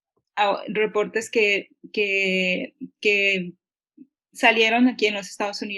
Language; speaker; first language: Spanish; early bilingual, heritage; Spanish